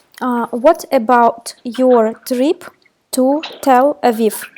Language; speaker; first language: English; non-native, fluent; Russian